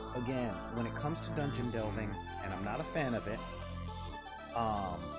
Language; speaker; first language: English; native; English